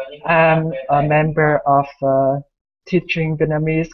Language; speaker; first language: English; non-native, learner; Vietnamese